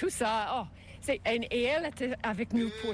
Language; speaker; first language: French; non-native, local second language; English